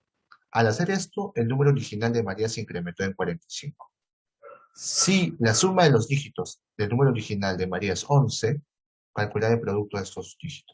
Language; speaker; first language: Spanish; native; Spanish